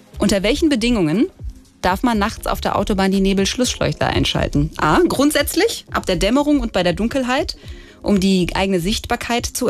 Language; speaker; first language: German; native; German